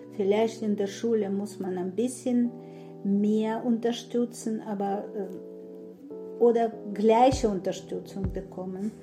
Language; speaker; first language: German; non-native, fluent; Russian